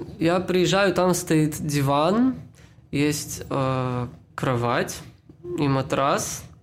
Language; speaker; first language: Russian; early bilingual, heritage; Russian